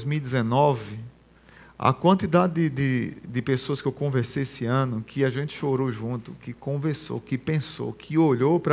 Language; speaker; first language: Portuguese; native; Portuguese